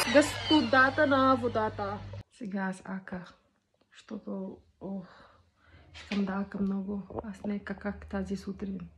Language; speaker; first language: Bulgarian; non-native, local second language; Filipino